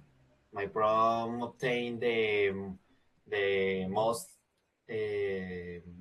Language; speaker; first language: English; non-native, learner; Spanish